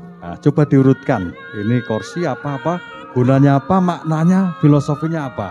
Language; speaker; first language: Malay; non-native, local second language; Javanese